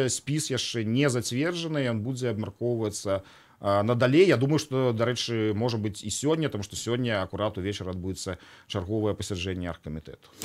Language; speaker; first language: Belarusian; native; Belarusian